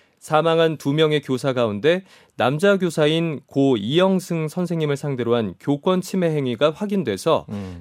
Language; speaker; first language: Korean; native; Korean